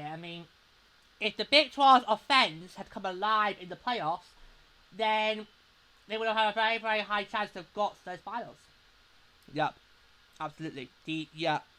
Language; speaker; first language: English; native; English